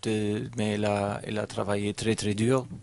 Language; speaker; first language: French; non-native, learner; German